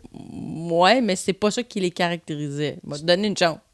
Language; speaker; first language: French; native; French